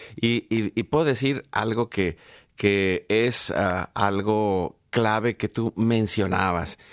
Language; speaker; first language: Spanish; native; Spanish